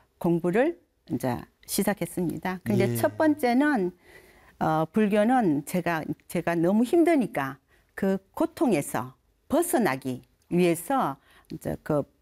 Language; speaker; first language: Korean; native; Korean